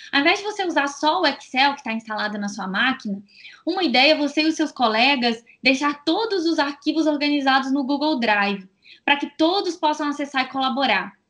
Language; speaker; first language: Portuguese; native; Portuguese